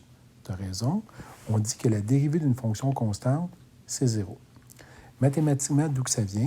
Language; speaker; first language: French; native; French